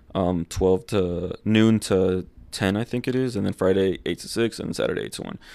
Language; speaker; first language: English; early bilingual, other home language; Spanish